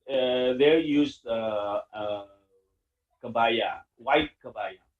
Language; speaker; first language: English; non-native, learner; Indonesian